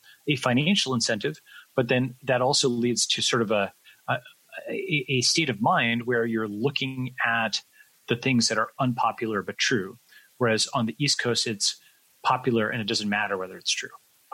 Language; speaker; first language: English; native; English